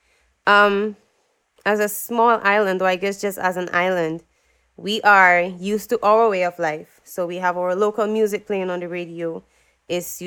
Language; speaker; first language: English; native; English